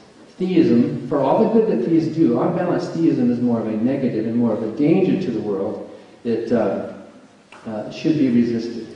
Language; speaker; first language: English; native; English